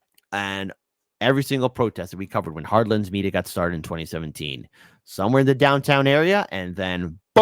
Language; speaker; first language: English; native; English